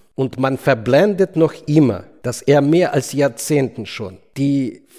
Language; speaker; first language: German; non-native, fluent; Ukrainian